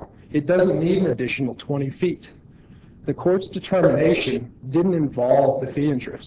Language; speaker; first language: English; native; English